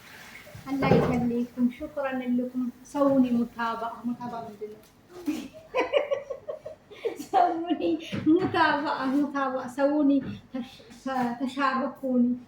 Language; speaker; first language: Arabic; non-native, learner; Amharic